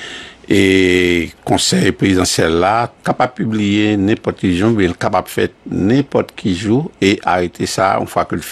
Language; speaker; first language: French; early bilingual, heritage; Haitian Creole